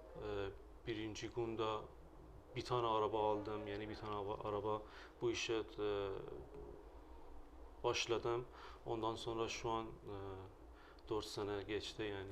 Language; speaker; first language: Turkish; non-native, learner; Persian